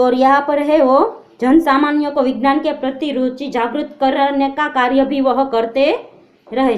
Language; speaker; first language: Hindi; non-native, local second language; Gujarati